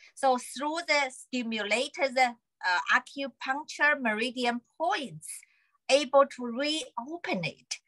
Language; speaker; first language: English; non-native, fluent; Chinese